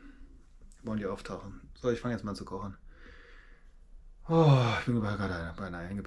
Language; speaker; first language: German; native; German